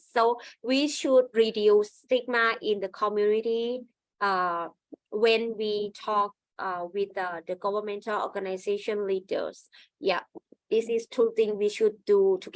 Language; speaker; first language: English; non-native, learner; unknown